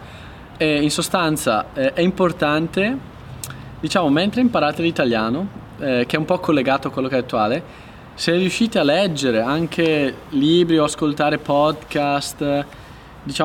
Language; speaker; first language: Italian; native; Italian